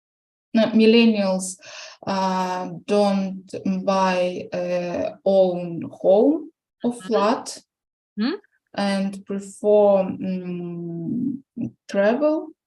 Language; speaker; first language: English; non-native, learner; Russian